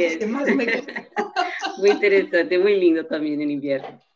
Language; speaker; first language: Spanish; non-native, fluent; Portuguese